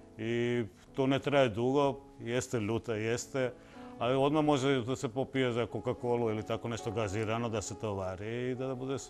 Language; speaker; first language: Croatian; non-native, fluent; Bangla